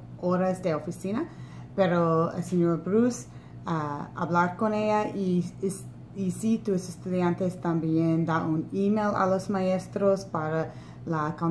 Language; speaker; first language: Spanish; non-native, learner; English